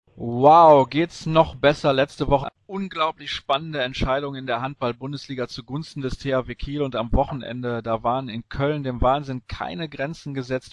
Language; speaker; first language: German; native; German